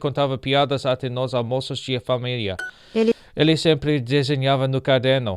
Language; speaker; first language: Portuguese; non-native, learner; English